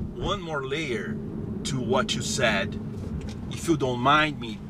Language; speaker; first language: English; non-native, fluent; Portuguese